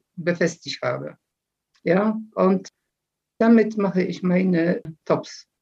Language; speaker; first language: German; non-native, fluent; Polish